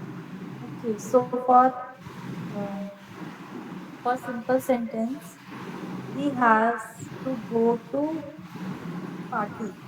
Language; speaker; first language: English; non-native, learner; Hindi